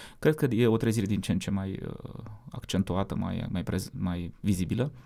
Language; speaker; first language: Romanian; native; Romanian